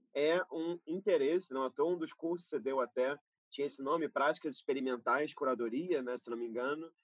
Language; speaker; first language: Portuguese; native; Portuguese